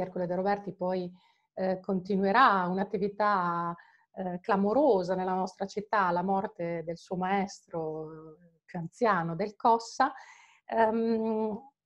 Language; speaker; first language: Italian; native; Italian